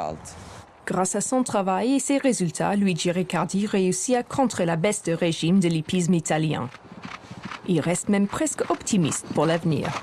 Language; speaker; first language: French; native; French